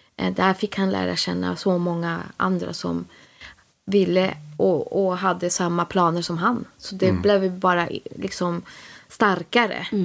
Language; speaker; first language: Swedish; early bilingual, other home language; Spanish